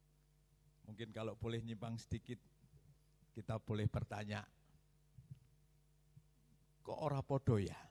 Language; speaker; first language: Indonesian; native; Indonesian